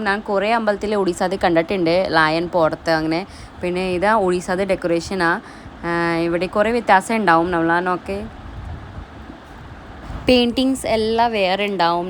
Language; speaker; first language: Malayalam; non-native, learner; Hindi